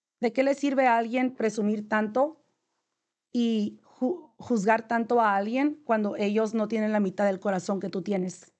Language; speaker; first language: Spanish; native; Spanish